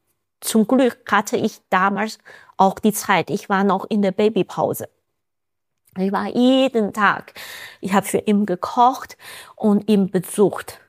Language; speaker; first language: German; non-native, fluent; Chinese